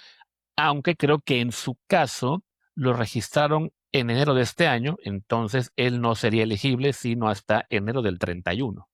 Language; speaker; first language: Spanish; native; Spanish